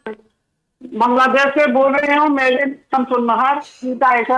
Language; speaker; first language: Hindi; non-native, learner; Bangla